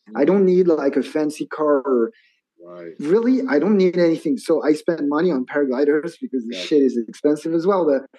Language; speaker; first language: English; non-native, fluent; French